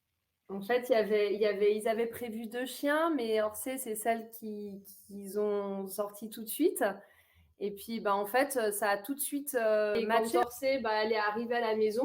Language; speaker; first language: French; native; French